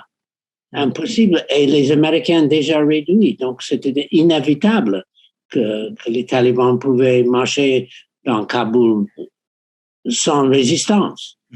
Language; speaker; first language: French; non-native, fluent; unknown